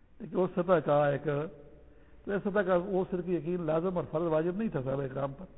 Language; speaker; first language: Urdu; non-native, local second language; Pashto